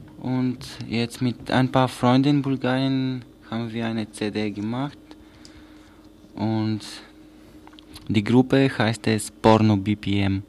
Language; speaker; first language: German; non-native, learner; Bulgarian